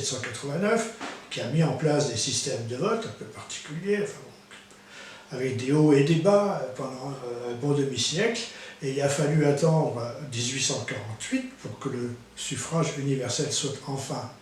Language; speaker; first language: French; native; French